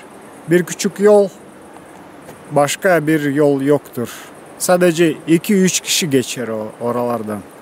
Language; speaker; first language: Turkish; non-native, learner; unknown